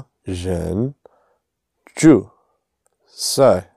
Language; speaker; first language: Chinese; non-native, learner; English